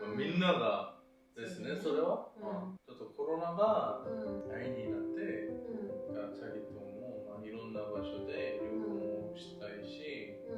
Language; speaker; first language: Japanese; non-native, learner; Korean